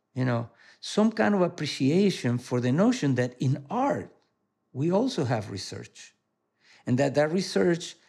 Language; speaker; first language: English; non-native, fluent; Spanish